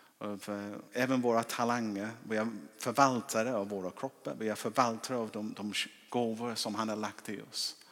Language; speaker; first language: Swedish; non-native, fluent; English